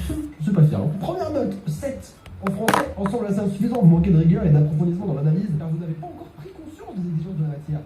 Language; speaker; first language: French; native; French